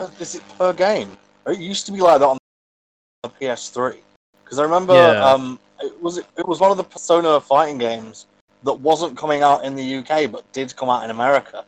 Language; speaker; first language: English; native; English